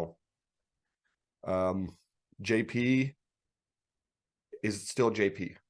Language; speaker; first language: English; native; English